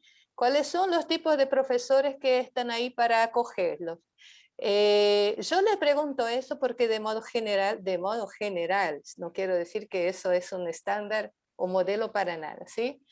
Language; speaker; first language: Spanish; non-native, fluent; Portuguese